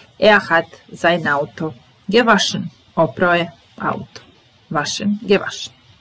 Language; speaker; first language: German; non-native, fluent; Serbian